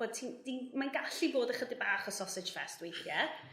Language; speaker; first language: Welsh; native; Welsh